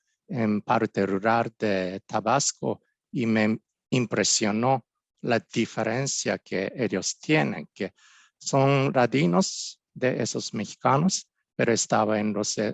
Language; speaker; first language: Spanish; non-native, fluent; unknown